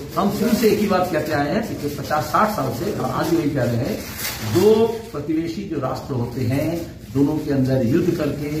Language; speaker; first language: Hindi; non-native, local second language; Bangla